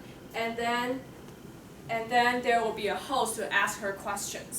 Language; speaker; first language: English; non-native, fluent; Chinese